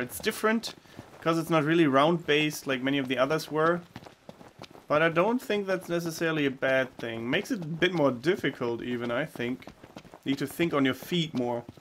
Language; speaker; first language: English; non-native, fluent; German